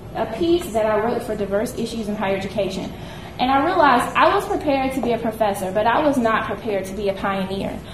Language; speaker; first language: English; native; English